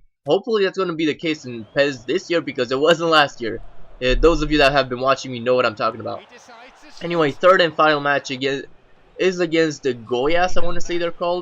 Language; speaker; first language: English; native; English